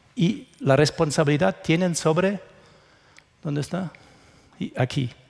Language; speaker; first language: Spanish; non-native, fluent; German